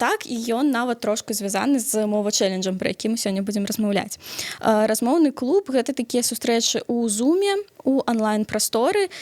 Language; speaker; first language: Belarusian; non-native, local second language; Russian